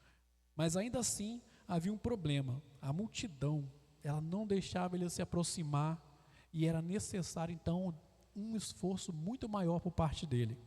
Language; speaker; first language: Portuguese; native; Portuguese